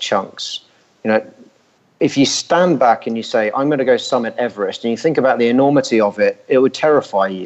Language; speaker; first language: English; native; English